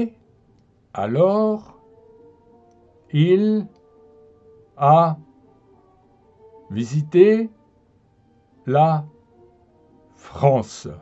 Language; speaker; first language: French; non-native, fluent; German